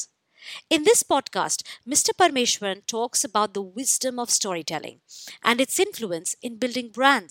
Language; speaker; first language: English; non-native, local second language; Hindi